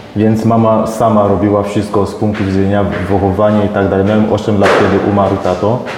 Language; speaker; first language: Polish; non-native, fluent; French